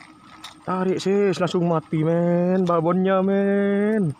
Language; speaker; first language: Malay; non-native, local second language; Javanese